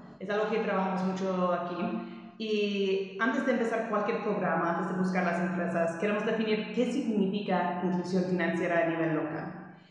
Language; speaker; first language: Spanish; non-native, fluent; English